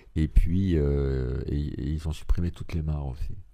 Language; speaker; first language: French; native; French